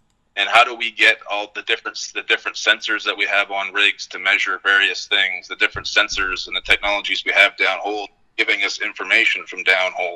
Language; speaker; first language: English; native; English